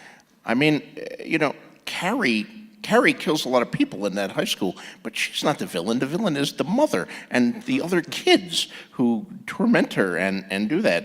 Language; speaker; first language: English; native; English